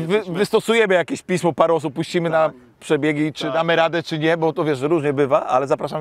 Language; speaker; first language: Polish; native; Polish